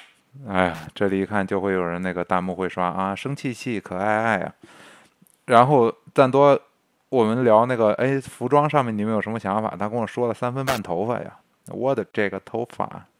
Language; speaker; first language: Chinese; native; Chinese